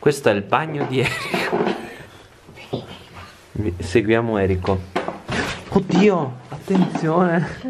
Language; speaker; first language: Italian; native; Italian